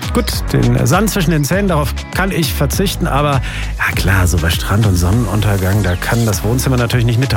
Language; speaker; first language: German; native; German